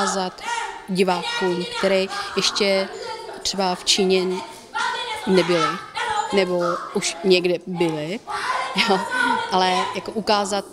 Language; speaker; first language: Czech; non-native, fluent; Chinese